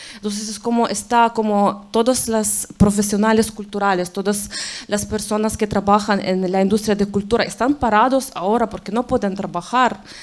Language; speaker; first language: Spanish; non-native, fluent; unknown